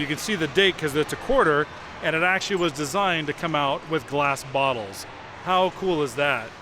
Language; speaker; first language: English; native; English